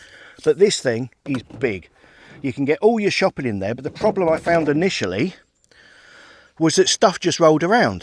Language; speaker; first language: English; native; English